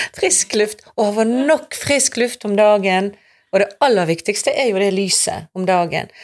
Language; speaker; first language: Norwegian; native; Norwegian